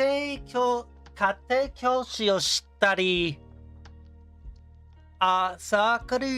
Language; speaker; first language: Japanese; non-native, learner; English